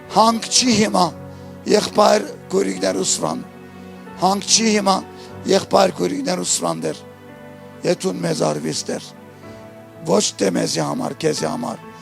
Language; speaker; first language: Armenian; early bilingual, heritage; Armenian